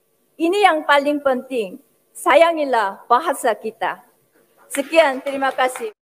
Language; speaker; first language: Indonesian; non-native, fluent; Korean